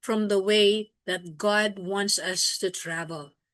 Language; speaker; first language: English; non-native, local second language; Filipino